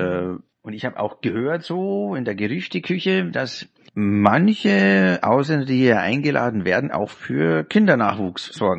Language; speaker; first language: German; native; German